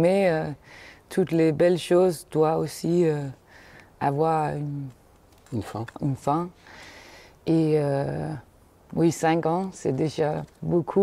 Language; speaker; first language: French; non-native, fluent; Danish